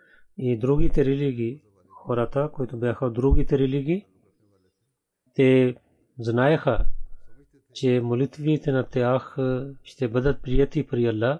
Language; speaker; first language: Bulgarian; non-native, learner; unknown